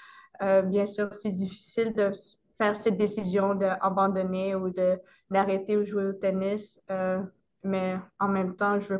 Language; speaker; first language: French; non-native, local second language; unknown